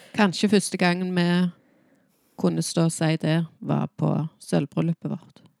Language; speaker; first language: Norwegian; native; Norwegian